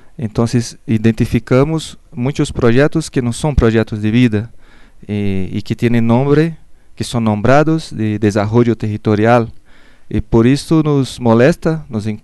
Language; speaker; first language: Spanish; non-native, learner; Portuguese